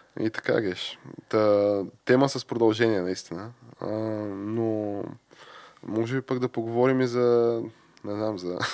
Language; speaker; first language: Bulgarian; native; Bulgarian